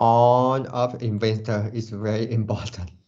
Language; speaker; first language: English; non-native, learner; Vietnamese